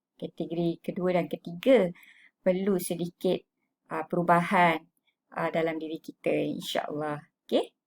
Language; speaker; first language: Malay; native; Malay